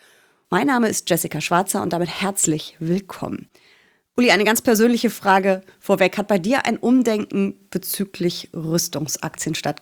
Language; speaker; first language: German; native; German